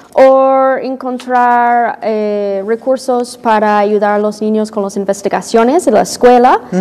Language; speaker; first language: Spanish; non-native, fluent; English